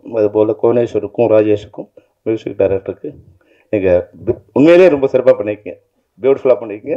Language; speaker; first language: Tamil; native; Tamil